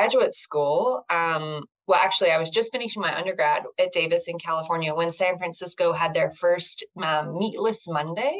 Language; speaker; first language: English; native; English